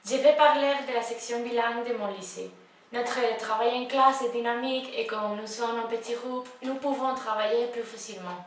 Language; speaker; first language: French; non-native, learner; Spanish